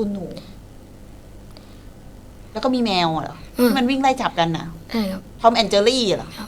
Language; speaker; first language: Thai; native; Thai